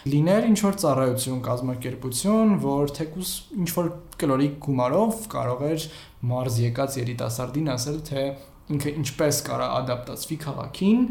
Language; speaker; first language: Armenian; native; Armenian